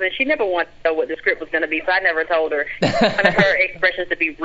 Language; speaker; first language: English; native; English